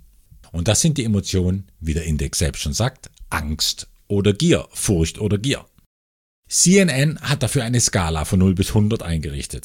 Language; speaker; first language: German; native; German